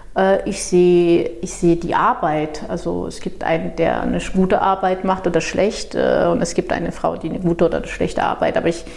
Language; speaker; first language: German; non-native, fluent; Portuguese